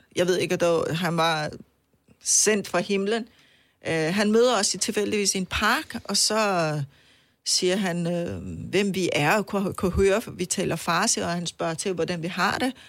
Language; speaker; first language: Danish; non-native, fluent; Persian